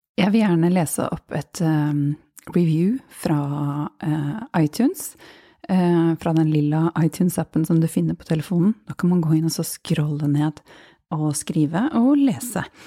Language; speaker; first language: Norwegian; native; Norwegian